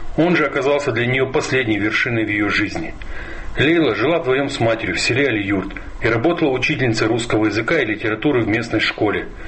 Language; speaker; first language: Russian; non-native, local second language; Ingush